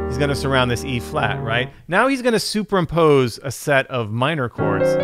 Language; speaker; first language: English; native; English